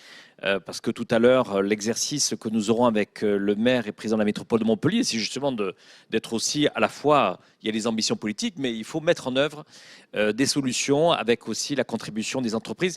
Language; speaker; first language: French; native; French